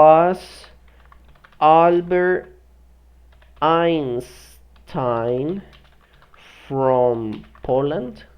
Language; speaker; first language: English; non-native, fluent; Spanish